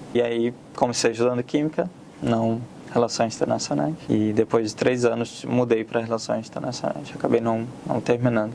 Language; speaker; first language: Portuguese; non-native, fluent; Arabic